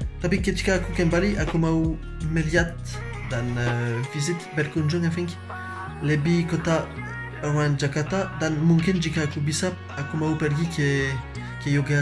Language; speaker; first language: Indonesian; non-native, learner; French